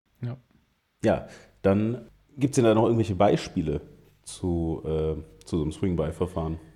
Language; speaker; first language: German; native; German